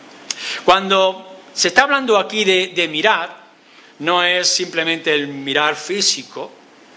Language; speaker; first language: Spanish; native; Spanish